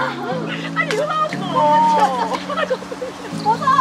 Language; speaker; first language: Korean; non-native, fluent; Persian